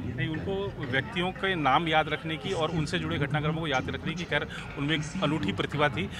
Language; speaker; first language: Hindi; native; Hindi